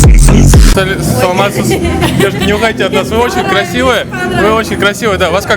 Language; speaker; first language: Russian; native; Russian